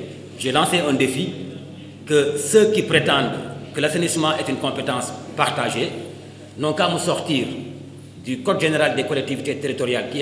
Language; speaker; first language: French; non-native, local second language; Wolof